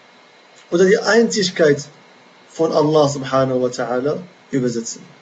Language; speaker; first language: German; non-native, fluent; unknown